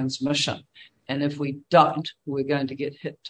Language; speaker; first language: English; native; English